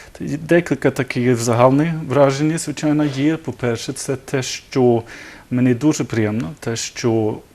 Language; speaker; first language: Ukrainian; non-native, learner; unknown